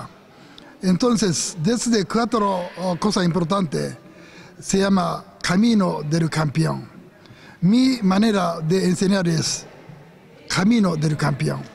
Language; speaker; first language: Spanish; non-native, learner; Japanese